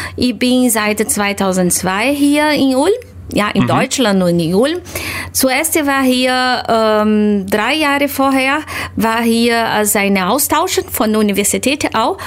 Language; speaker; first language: German; non-native, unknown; Portuguese